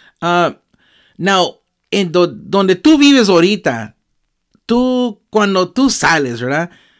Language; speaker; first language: Spanish; early bilingual, heritage; Spanish